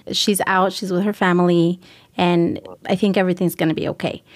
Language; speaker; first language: English; early bilingual, other home language; Spanish